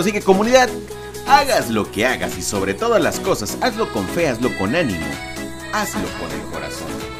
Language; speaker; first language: Spanish; native; Spanish